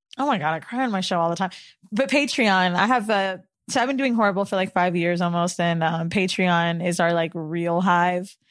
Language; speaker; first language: English; native; English